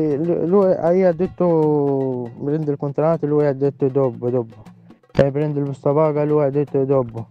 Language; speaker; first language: Italian; non-native, learner; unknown